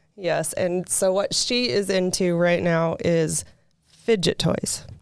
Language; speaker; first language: English; native; English